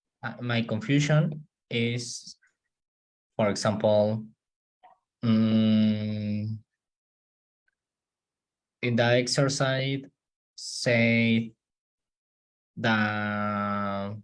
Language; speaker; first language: English; non-native, learner; Spanish